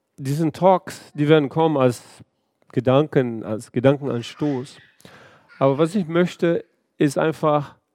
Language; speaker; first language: German; early bilingual, heritage; Portuguese